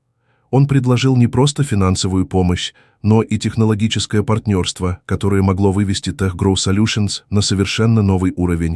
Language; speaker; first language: Russian; native; Russian